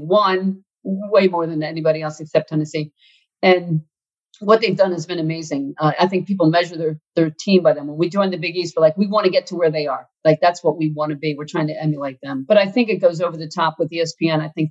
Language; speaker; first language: English; native; English